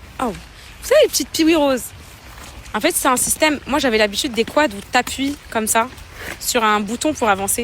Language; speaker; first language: French; native; French